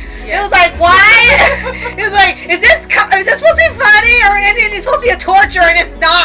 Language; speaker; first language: English; native; English